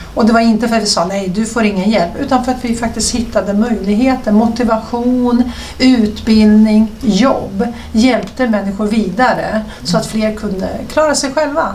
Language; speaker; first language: Swedish; early bilingual, other home language; Serbian